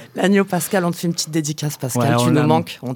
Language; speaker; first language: French; native; French